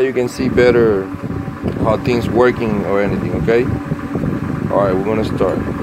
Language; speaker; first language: English; non-native, fluent; Spanish